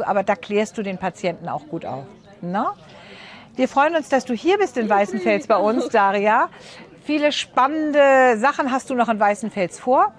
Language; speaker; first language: German; native; German